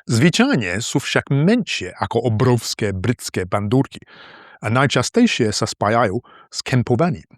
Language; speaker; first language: Slovak; non-native, learner; English